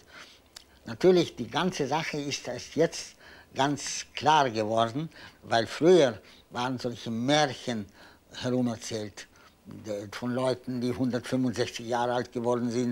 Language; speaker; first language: German; non-native, fluent; Polish